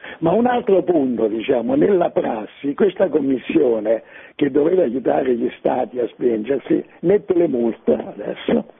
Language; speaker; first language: Italian; native; Italian